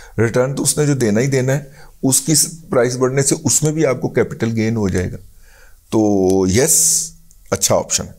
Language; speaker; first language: Urdu; non-native, local second language; Punjabi